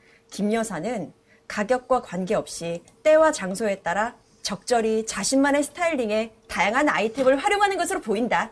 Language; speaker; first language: Korean; native; Korean